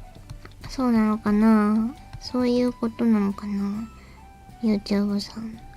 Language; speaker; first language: Japanese; native; Japanese